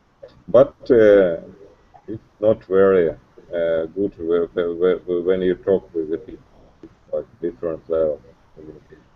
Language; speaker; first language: English; non-native, learner; Russian